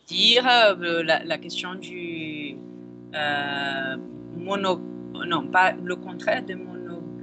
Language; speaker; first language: French; non-native, fluent; Portuguese